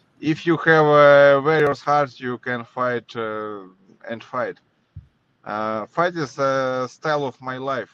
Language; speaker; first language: English; non-native, learner; Russian